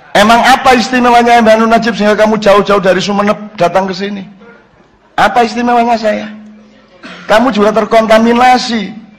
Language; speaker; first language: Indonesian; non-native, local second language; Javanese